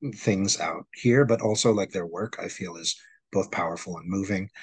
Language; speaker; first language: English; non-native, local second language; Filipino